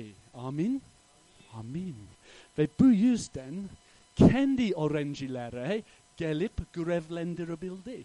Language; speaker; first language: Turkish; non-native, fluent; English